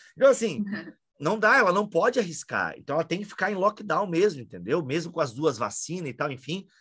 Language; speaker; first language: Portuguese; native; Portuguese